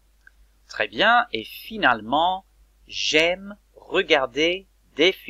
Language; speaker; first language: French; non-native, fluent; English